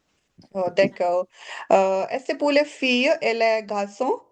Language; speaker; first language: French; non-native, learner; Punjabi